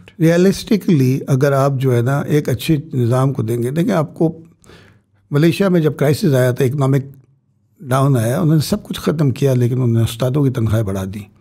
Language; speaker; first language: Urdu; native; Urdu